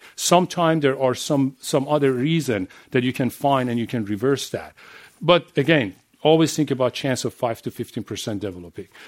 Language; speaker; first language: English; non-native, fluent; Persian